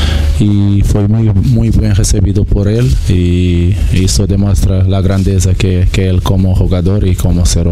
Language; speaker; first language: Spanish; non-native, learner; Portuguese